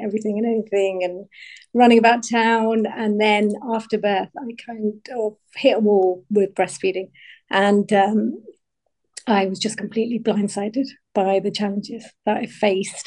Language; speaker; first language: English; native; English